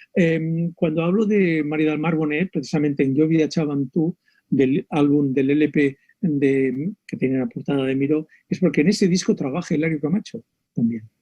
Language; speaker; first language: Spanish; native; Spanish